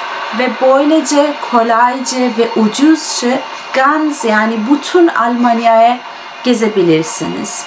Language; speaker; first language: Turkish; non-native, fluent; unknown